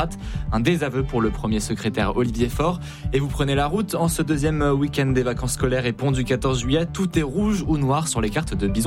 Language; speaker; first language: French; native; French